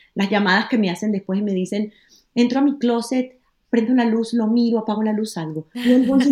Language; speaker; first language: Spanish; native; Spanish